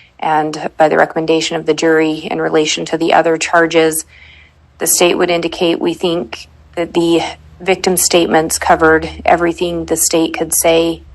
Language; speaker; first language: English; native; English